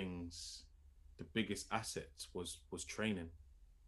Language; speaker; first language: English; native; English